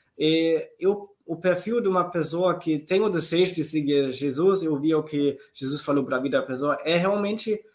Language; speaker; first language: Portuguese; non-native, fluent; German